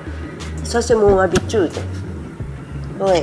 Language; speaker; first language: French; non-native, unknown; Japanese